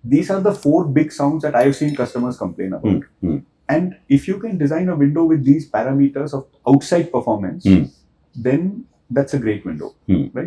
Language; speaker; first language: English; non-native, local second language; Hindi